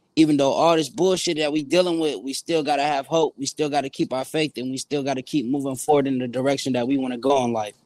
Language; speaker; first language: English; native; English